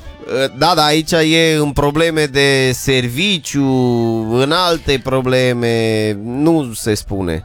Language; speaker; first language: Romanian; native; Romanian